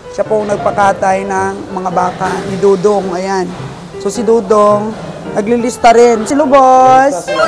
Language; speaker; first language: Filipino; non-native, local second language; Cebuano